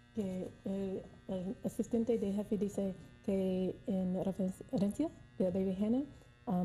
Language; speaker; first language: Spanish; non-native, learner; English